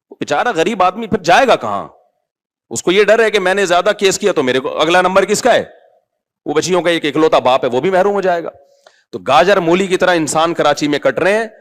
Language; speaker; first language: Urdu; native; Urdu